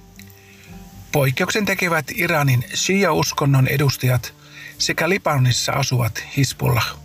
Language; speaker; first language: Finnish; native; Finnish